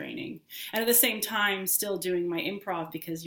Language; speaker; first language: English; native; English